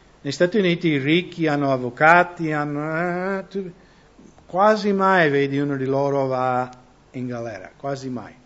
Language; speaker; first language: Italian; non-native, fluent; English